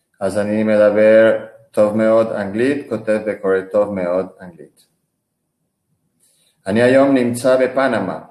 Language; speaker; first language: Hebrew; non-native, fluent; Spanish